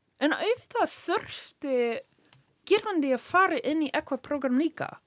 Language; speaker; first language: Icelandic; non-native, learner; English